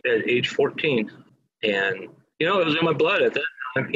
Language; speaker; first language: English; native; English